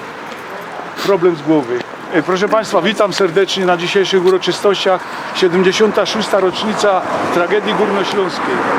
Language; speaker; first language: Polish; native; Polish